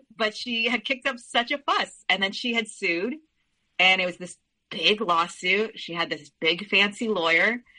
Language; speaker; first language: English; early bilingual, other home language; Spanish